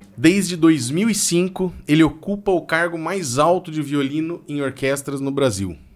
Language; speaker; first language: Portuguese; native; Portuguese